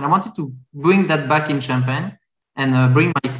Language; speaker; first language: English; non-native, fluent; French